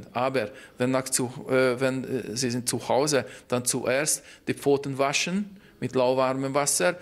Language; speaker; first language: German; non-native, fluent; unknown